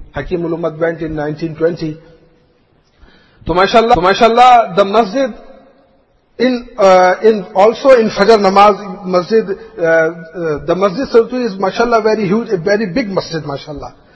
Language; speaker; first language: English; non-native, local second language; Urdu